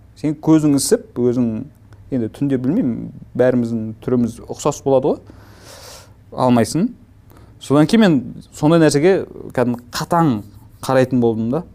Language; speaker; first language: Kazakh; native; Kazakh